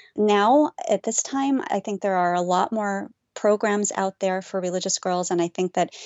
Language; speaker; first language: English; native; English